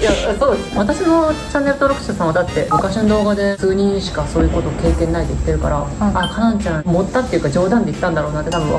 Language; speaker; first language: Japanese; native; Japanese